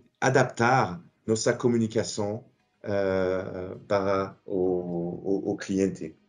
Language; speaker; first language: Portuguese; non-native, fluent; French